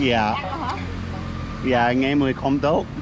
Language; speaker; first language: Vietnamese; non-native, learner; English